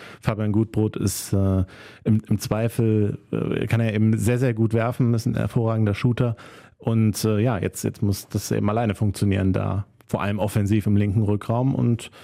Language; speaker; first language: German; native; German